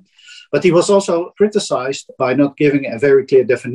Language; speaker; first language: English; non-native, fluent; Dutch